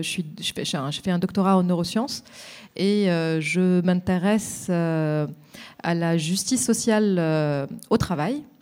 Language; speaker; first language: French; non-native, local second language; Arabic